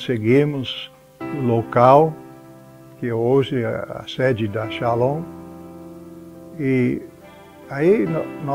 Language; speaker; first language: Portuguese; non-native, fluent; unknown